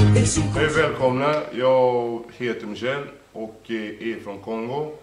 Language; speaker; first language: Swedish; early bilingual, other home language; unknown